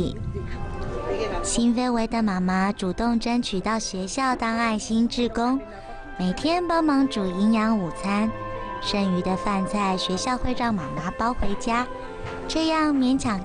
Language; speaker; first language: Chinese; native; Chinese